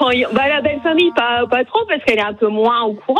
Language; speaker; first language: French; native; French